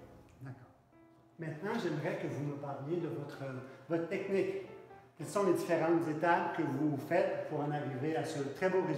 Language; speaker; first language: French; native; French